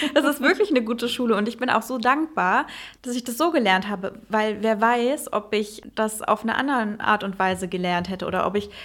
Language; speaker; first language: German; early bilingual, heritage; Dutch